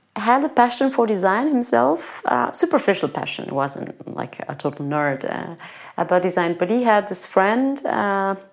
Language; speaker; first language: English; non-native, fluent; Italian